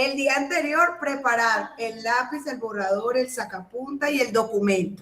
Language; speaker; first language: Spanish; native; Spanish